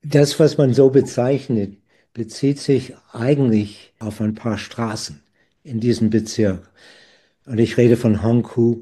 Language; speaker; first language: German; non-native, fluent; English